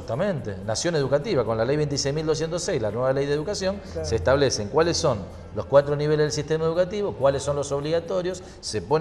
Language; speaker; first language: Spanish; native; Spanish